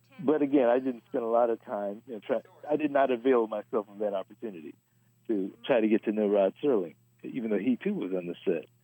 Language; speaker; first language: English; native; English